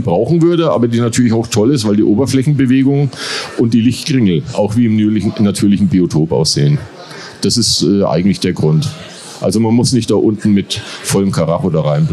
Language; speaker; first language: German; native; German